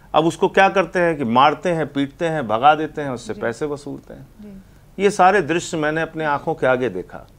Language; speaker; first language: Hindi; native; Hindi